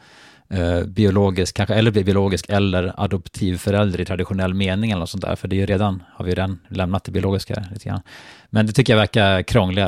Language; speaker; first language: Swedish; native; Swedish